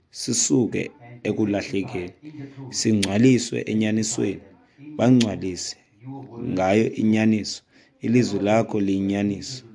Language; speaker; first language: Xhosa; native; Xhosa